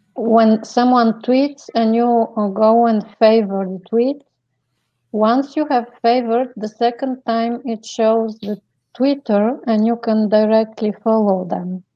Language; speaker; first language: English; non-native, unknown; Bulgarian